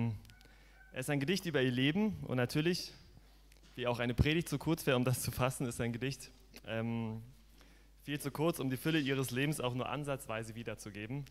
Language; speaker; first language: German; native; German